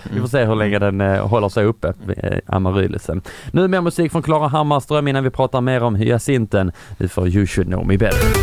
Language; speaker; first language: Swedish; native; Swedish